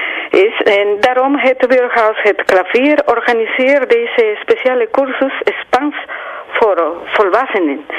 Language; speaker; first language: Dutch; non-native, learner; Spanish